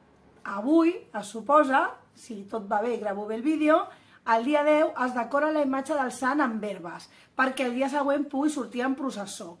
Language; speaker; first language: Catalan; native; Catalan